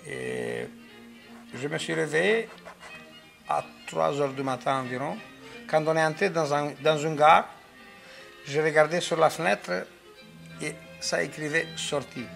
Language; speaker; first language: French; non-native, fluent; Romanian